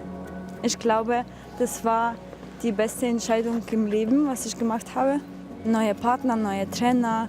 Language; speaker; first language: German; non-native, fluent; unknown